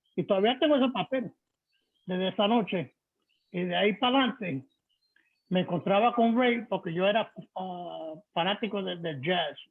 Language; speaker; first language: Spanish; early bilingual, heritage; Spanish